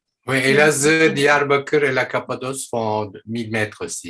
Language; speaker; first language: French; non-native, fluent; Turkish